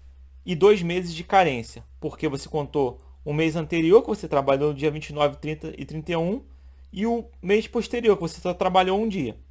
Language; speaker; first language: Portuguese; native; Portuguese